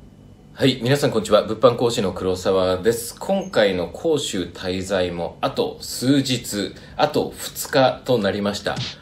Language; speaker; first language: Japanese; native; Japanese